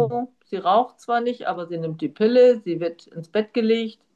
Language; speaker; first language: German; native; German